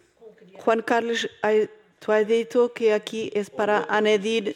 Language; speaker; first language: Spanish; non-native, fluent; Portuguese